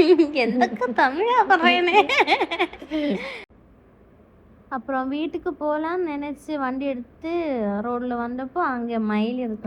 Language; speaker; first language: Tamil; non-native, learner; Malayalam